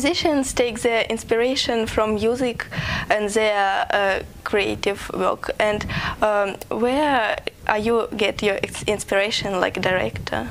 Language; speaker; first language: English; non-native, learner; Ukrainian